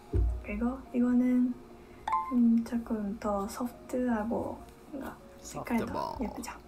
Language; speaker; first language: Korean; non-native, fluent; Japanese